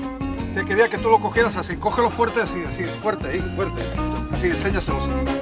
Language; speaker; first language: Spanish; native; Spanish